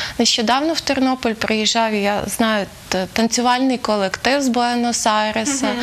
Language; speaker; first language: Ukrainian; native; Ukrainian